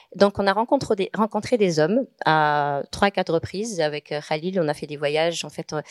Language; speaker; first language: French; non-native, local second language; Arabic